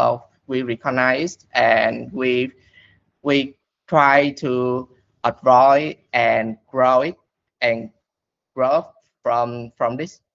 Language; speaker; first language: English; non-native, learner; Vietnamese